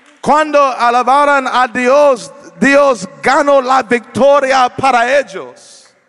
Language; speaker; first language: Spanish; non-native, learner; English